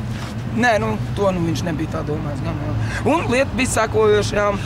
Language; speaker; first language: Latvian; native; Latvian